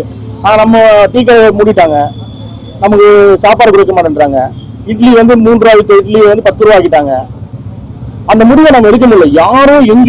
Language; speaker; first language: Tamil; native; Tamil